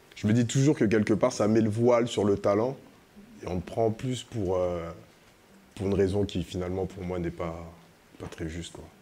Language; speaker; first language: French; early bilingual, other home language; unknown